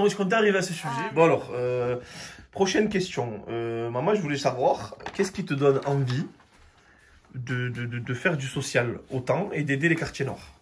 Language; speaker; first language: French; native; French